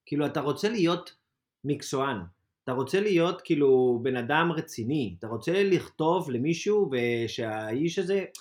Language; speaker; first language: Hebrew; non-native, fluent; Spanish